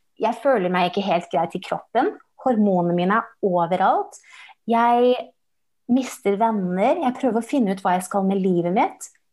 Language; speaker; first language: Norwegian; early bilingual, heritage; English